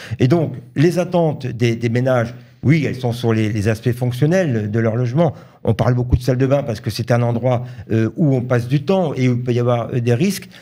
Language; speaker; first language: French; native; French